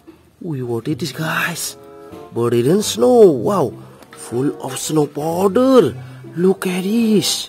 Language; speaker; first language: English; non-native, learner; Indonesian